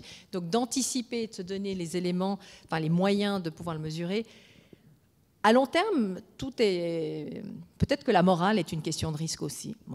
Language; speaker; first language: French; native; French